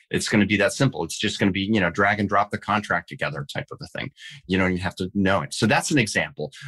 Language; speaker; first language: English; non-native, fluent; Danish